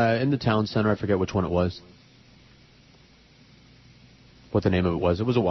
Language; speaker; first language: English; native; English